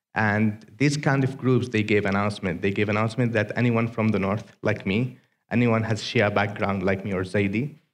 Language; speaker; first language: English; non-native, fluent; Arabic